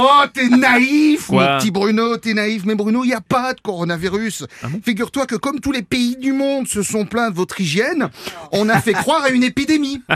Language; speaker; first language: French; native; French